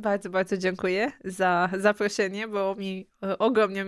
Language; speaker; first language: Polish; non-native, fluent; Romanian